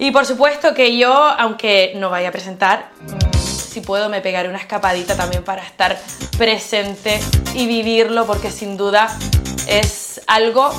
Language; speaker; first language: Spanish; native; Spanish